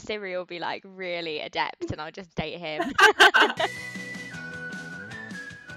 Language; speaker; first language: English; native; English